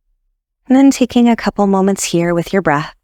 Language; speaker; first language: English; native; English